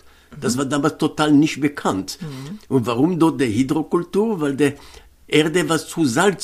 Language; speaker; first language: German; non-native, fluent; Hebrew